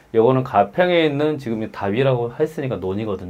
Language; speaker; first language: Korean; native; Korean